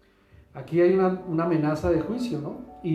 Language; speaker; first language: Spanish; native; Spanish